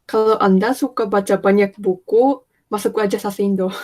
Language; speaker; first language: Indonesian; non-native, learner; Japanese